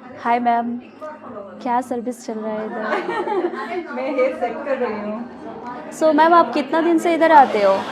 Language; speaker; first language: Hindi; non-native, local second language; Kannada